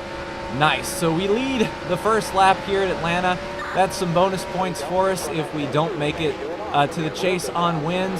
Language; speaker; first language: English; native; English